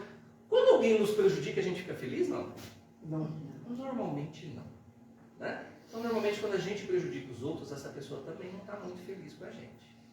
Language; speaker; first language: Portuguese; native; Portuguese